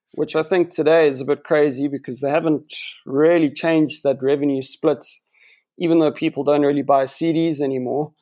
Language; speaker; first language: English; native; English